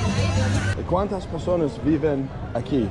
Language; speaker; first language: Spanish; non-native, learner; English